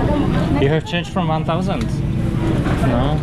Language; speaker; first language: English; non-native, learner; Slovak